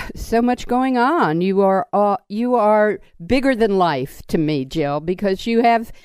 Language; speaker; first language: English; native; English